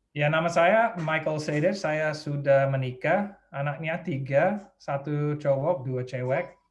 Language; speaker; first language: Indonesian; non-native, fluent; English